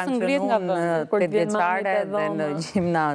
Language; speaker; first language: Albanian; native; Albanian